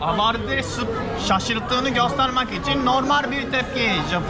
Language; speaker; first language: Turkish; non-native, fluent; Japanese